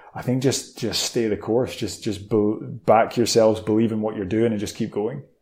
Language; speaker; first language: English; native; English